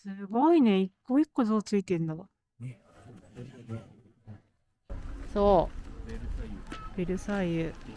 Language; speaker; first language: Japanese; native; Japanese